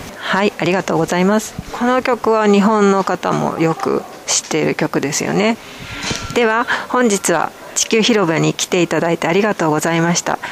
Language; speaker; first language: Japanese; native; Japanese